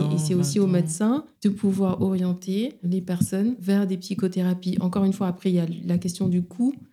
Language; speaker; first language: French; non-native, local second language; Wolof